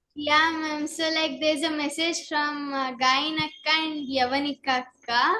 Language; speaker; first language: English; non-native, local second language; Kannada